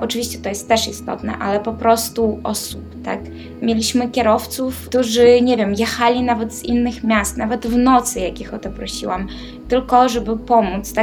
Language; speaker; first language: Polish; non-native, fluent; Ukrainian